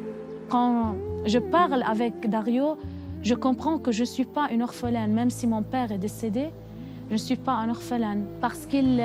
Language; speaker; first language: French; non-native, local second language; Arabic